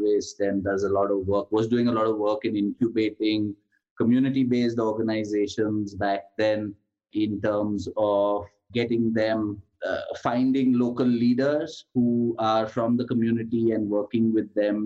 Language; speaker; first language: English; non-native, local second language; Gujarati